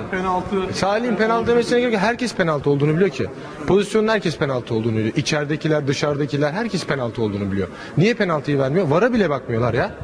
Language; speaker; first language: Turkish; native; Turkish